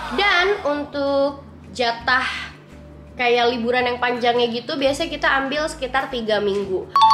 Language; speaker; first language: Indonesian; native; Indonesian